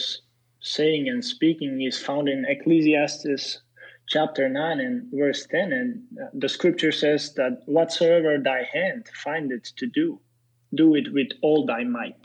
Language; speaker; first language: English; non-native, fluent; Serbian